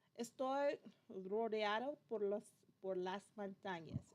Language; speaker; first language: Spanish; non-native, learner; English